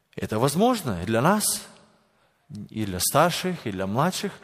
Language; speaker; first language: Russian; native; Russian